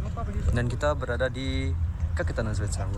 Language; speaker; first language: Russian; non-native, learner; Indonesian